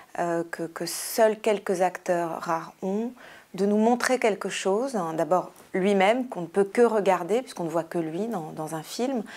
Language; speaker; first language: French; native; French